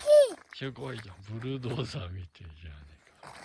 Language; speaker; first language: Japanese; native; Japanese